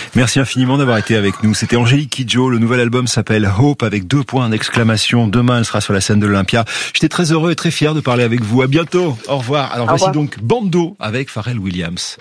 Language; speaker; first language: French; native; French